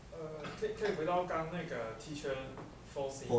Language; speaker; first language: Chinese; native; Chinese